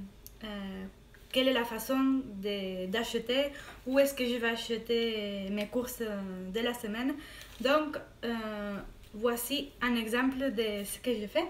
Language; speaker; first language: French; non-native, fluent; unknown